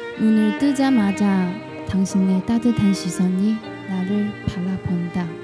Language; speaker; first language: Korean; non-native, fluent; Chinese